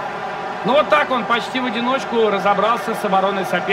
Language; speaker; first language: Russian; native; Russian